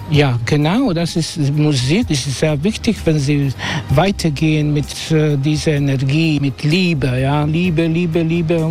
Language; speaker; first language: German; non-native, learner; Croatian